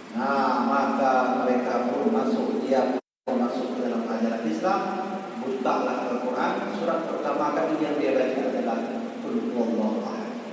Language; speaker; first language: Malay; non-native, local second language; Achinese